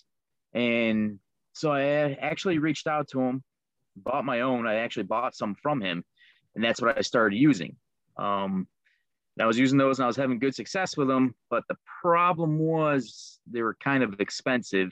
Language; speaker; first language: English; native; English